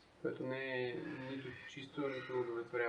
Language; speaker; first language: Bulgarian; native; Bulgarian